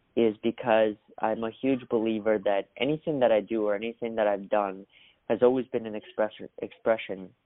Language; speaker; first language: English; early bilingual, other home language; Russian